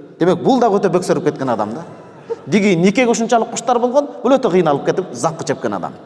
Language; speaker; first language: Kyrgyz; native; Kyrgyz